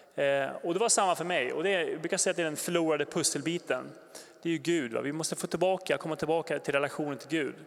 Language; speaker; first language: Swedish; native; Swedish